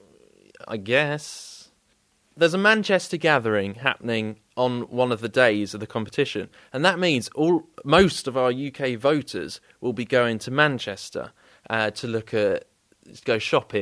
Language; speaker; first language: English; native; English